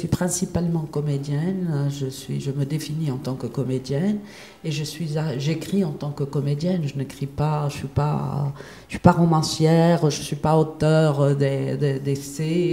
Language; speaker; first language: French; non-native, local second language; Arabic